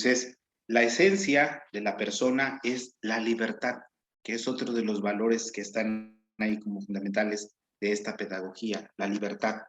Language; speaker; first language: Spanish; native; Spanish